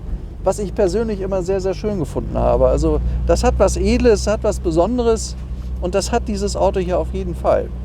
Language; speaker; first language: German; native; German